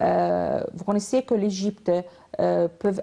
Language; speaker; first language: French; non-native, learner; Arabic